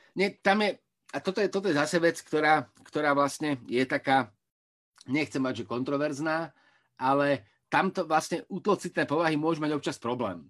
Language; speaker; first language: Slovak; native; Slovak